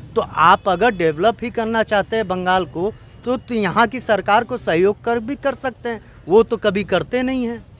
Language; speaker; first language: Hindi; native; Hindi